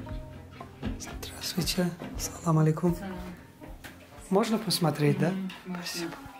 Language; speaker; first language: Russian; non-native, learner; English